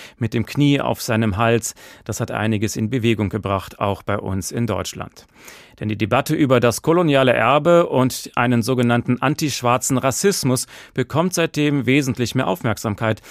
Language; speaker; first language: German; native; German